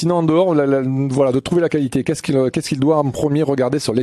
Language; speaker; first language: French; native; French